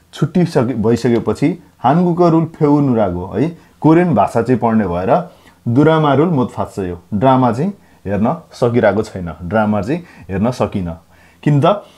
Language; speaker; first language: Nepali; non-native, local second language; Gurung